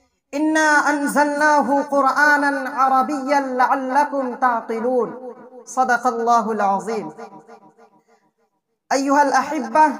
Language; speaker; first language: Arabic; non-native, fluent; Urdu